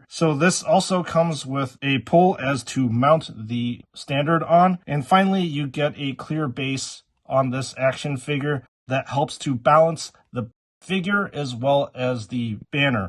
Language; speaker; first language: English; native; English